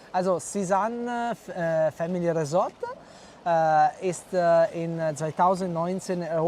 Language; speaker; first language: German; non-native, learner; Italian